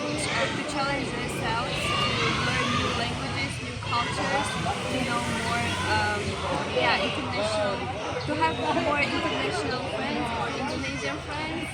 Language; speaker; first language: English; non-native, fluent; Tajik